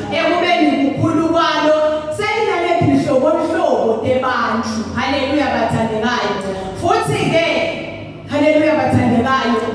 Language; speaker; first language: Zulu; non-native, local second language; Swati